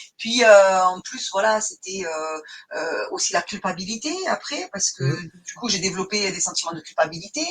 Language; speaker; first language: French; non-native, fluent; Portuguese